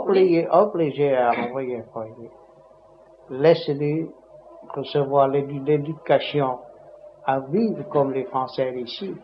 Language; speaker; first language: French; non-native, learner; Vietnamese